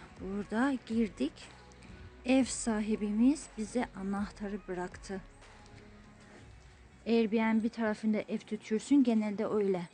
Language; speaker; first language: Turkish; non-native, fluent; Persian